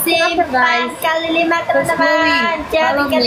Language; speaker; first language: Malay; non-native, fluent; Vietnamese